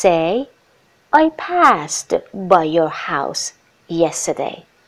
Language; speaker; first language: English; non-native, fluent; Persian